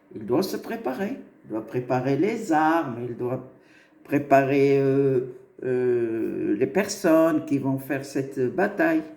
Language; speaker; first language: French; non-native, local second language; Arabic